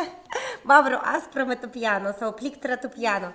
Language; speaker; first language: Greek; non-native, learner; Russian